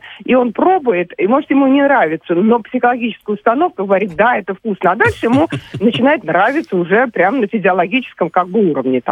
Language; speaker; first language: Russian; native; Russian